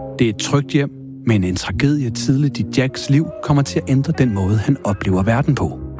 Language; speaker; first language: Danish; native; Danish